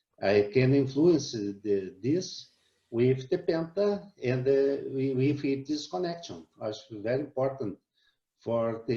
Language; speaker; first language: English; non-native, learner; Portuguese